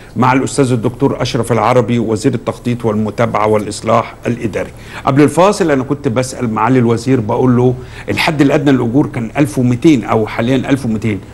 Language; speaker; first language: Egyptian Arabic; native; Egyptian Arabic